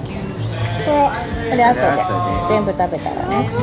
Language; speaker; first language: Japanese; native; Japanese